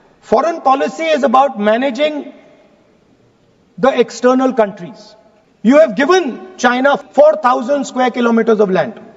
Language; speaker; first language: English; non-native, local second language; Hindi